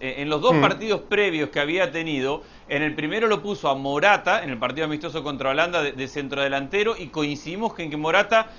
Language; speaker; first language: Spanish; native; Spanish